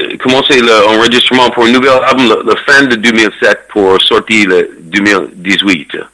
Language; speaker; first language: French; non-native, learner; English